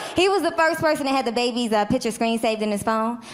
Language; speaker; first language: English; native; English